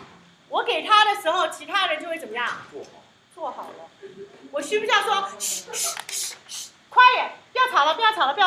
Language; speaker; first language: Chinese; early bilingual, heritage; Chinese